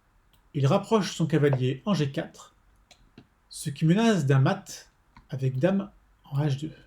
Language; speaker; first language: French; native; French